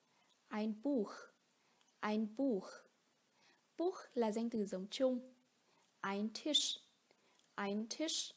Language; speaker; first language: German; non-native, fluent; Vietnamese